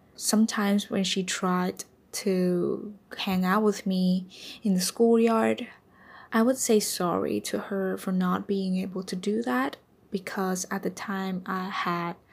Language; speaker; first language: English; non-native, fluent; Vietnamese